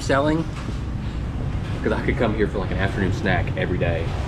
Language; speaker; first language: English; native; English